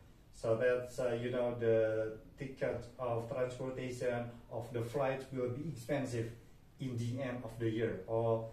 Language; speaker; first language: English; non-native, fluent; Indonesian